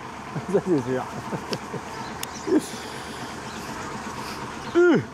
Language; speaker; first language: French; native; French